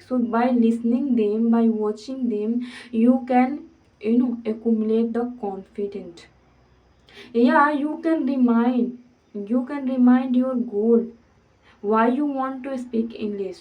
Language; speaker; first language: English; non-native, fluent; Hindi